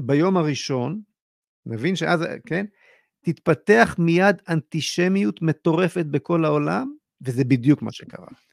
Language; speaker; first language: Hebrew; native; Hebrew